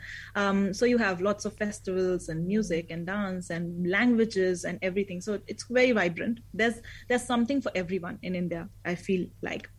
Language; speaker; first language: English; non-native, local second language; Hindi